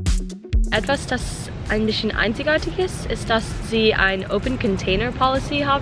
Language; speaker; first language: German; non-native, learner; English